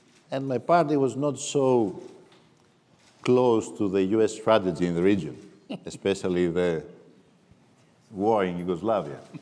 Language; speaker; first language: English; non-native, fluent; Greek